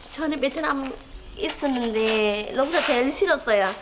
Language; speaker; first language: Korean; non-native, learner; Vietnamese